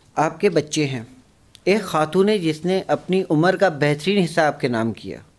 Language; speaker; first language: Urdu; native; Urdu